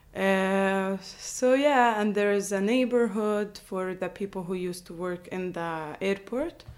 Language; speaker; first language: English; non-native, fluent; Arabic